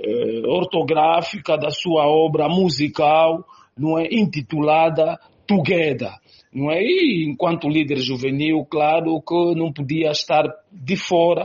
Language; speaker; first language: Portuguese; native; Portuguese